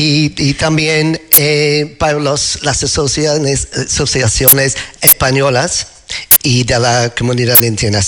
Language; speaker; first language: Spanish; non-native, learner; English